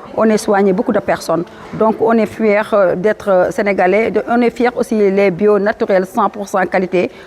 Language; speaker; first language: French; non-native, local second language; Wolof